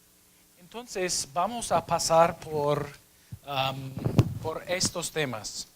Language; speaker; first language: Spanish; non-native, fluent; English